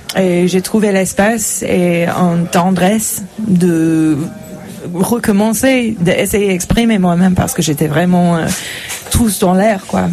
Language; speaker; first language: French; non-native, fluent; English